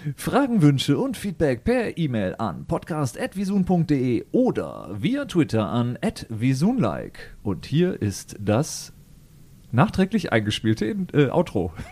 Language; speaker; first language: German; native; German